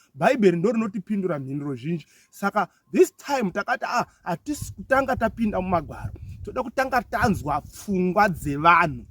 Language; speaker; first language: Shona; native; Shona